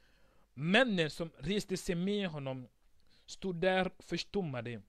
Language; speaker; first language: Swedish; non-native, fluent; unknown